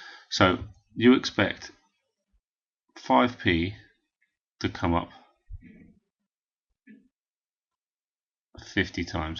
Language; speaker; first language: English; native; English